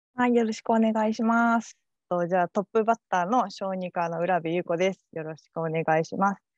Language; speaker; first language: Japanese; native; Japanese